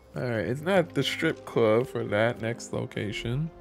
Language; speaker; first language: English; native; English